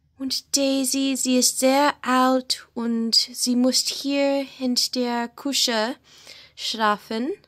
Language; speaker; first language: German; non-native, learner; English